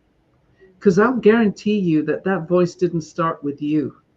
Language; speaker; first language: English; native; English